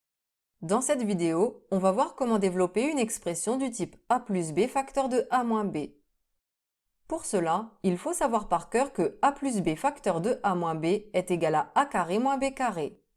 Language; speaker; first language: French; native; French